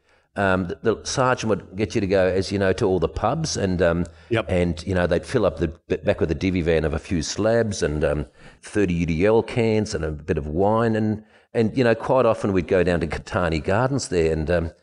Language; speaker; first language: English; non-native, fluent; German